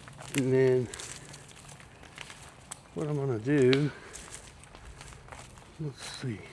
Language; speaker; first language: English; native; English